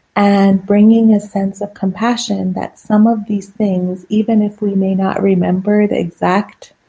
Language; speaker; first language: English; non-native, fluent; Persian